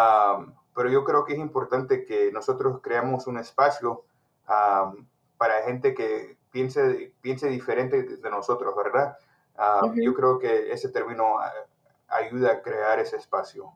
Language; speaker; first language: Spanish; early bilingual, heritage; Spanish